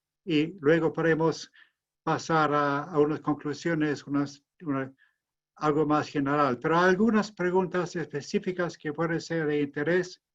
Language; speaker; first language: Spanish; non-native, fluent; English